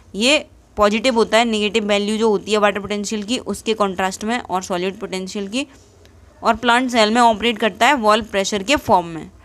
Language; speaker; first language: Hindi; native; Hindi